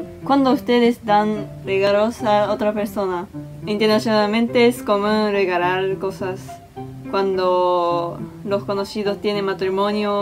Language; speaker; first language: Spanish; non-native, fluent; Japanese